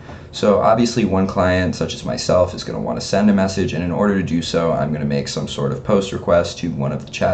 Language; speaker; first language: English; native; English